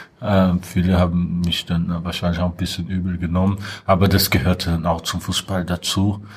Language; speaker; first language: German; non-native, fluent; Portuguese